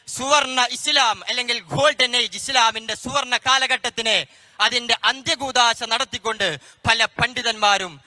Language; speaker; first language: Malayalam; native; Malayalam